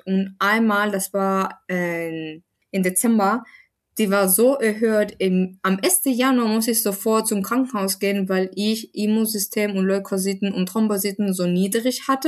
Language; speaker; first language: German; non-native, fluent; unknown